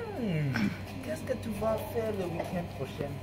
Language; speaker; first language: French; non-native, learner; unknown